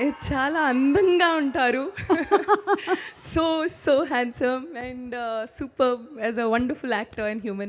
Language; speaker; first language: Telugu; non-native, local second language; Hindi